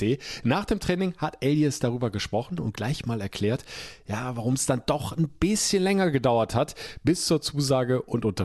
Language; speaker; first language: German; native; German